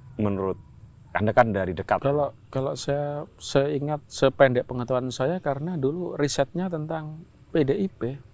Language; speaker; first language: Indonesian; non-native, local second language; Javanese